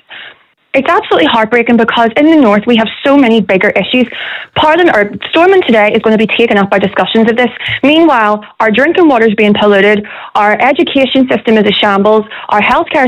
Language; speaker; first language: English; native; English